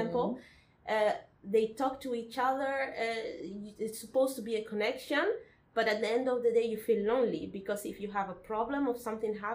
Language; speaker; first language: English; non-native, fluent; Spanish